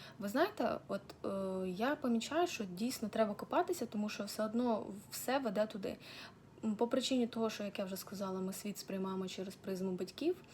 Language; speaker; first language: Ukrainian; non-native, local second language; Russian